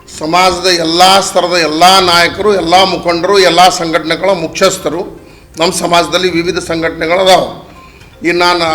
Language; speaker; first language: Kannada; non-native, local second language; Lambadi